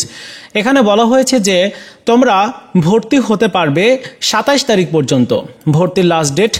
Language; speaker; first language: Bangla; native; Bangla